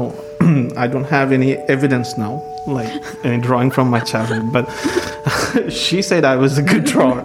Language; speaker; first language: English; non-native, local second language; Bangla